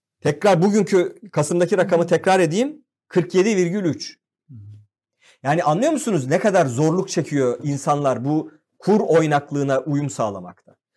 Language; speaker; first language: Turkish; native; Turkish